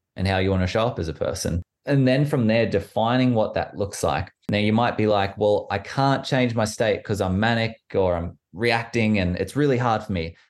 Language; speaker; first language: English; native; English